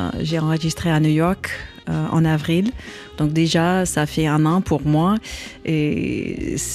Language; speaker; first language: French; non-native, learner; English